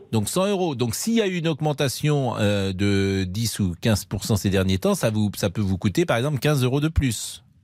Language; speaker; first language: French; native; French